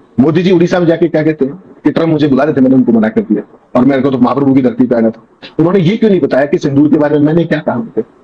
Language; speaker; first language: Hindi; native; Hindi